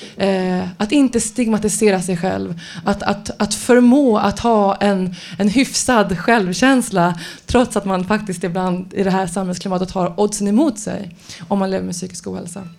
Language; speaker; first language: Swedish; native; Swedish